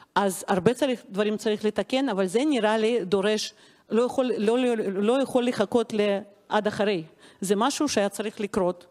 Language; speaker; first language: Hebrew; non-native, fluent; Russian